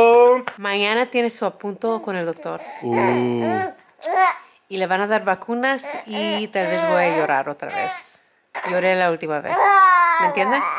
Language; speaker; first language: Spanish; early bilingual, heritage; Spanish